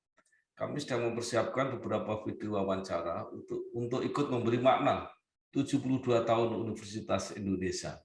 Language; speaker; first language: Indonesian; native; Indonesian